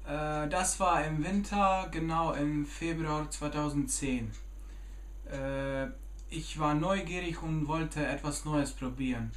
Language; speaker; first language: German; non-native, fluent; Slovenian